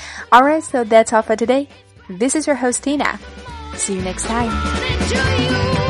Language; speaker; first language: English; non-native, fluent; Chinese